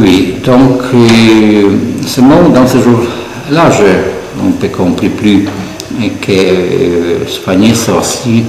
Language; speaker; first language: French; non-native, fluent; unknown